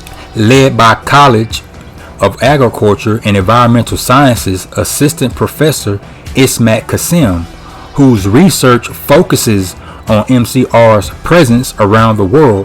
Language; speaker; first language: English; native; English